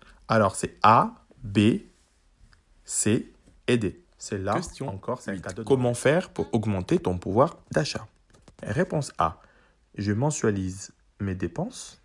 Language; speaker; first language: French; native; French